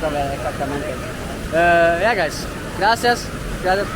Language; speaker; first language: Spanish; non-native, learner; German